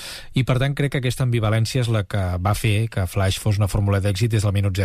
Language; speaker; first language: Catalan; native; Catalan